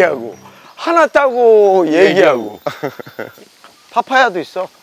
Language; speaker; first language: Korean; native; Korean